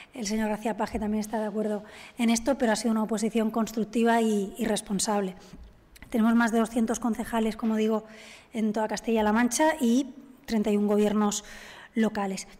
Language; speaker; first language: Spanish; native; Spanish